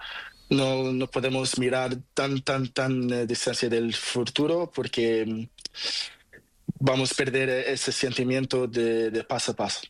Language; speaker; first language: Spanish; non-native, learner; Portuguese